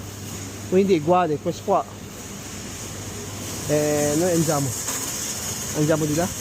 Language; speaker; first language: Italian; non-native, learner; Filipino